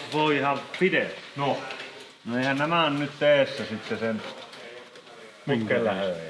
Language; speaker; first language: Finnish; native; Finnish